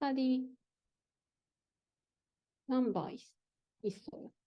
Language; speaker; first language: Korean; non-native, learner; Japanese